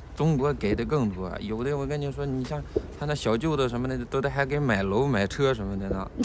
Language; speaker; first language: Chinese; native; Chinese